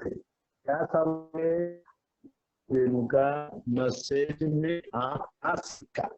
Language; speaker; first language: Hindi; non-native, local second language; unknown